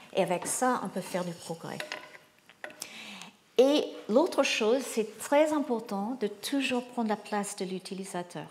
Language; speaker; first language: French; non-native, fluent; English